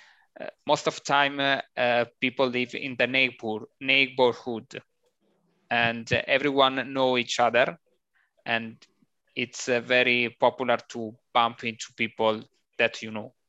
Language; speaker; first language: English; non-native, learner; Italian